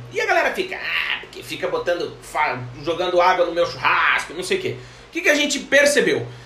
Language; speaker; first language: Portuguese; native; Portuguese